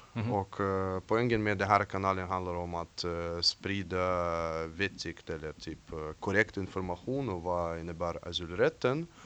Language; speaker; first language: Swedish; non-native, fluent; Russian